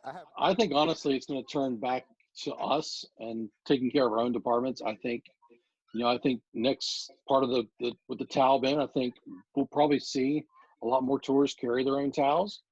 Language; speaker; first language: English; native; English